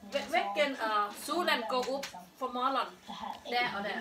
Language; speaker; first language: Swedish; non-native, learner; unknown